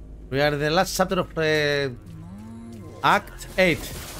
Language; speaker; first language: English; non-native, fluent; Greek